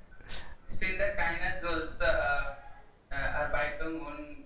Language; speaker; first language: German; non-native, learner; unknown